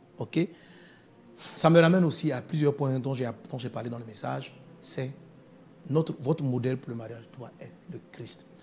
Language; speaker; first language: French; non-native, local second language; Dyula